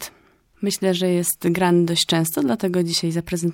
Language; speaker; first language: Polish; native; Polish